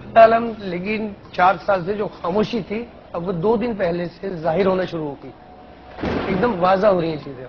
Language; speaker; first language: Urdu; native; Urdu